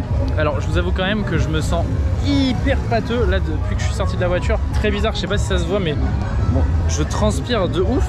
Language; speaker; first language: French; native; French